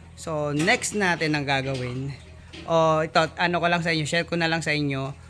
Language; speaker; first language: Filipino; native; Filipino